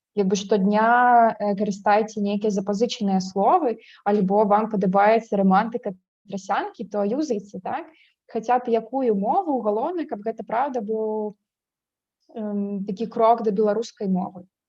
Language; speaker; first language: Belarusian; non-native, local second language; Russian